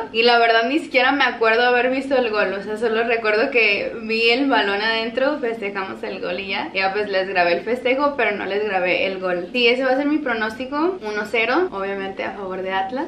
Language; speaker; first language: Spanish; native; Spanish